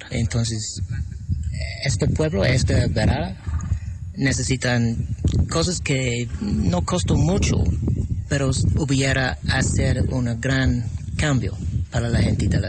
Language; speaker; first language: Spanish; non-native, fluent; English